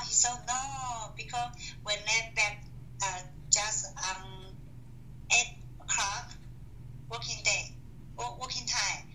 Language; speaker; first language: English; non-native, learner; Chinese